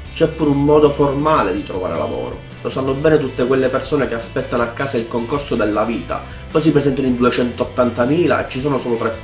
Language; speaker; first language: Italian; native; Italian